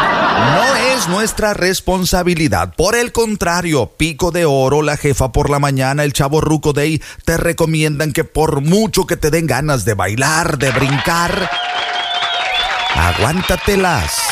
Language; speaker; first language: Spanish; native; Spanish